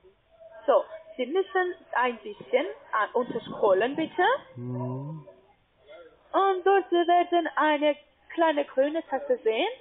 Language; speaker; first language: German; non-native, learner; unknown